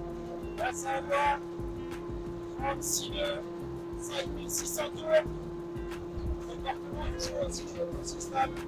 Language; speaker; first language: French; native; French